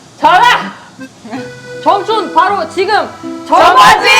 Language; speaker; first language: Korean; non-native, fluent; German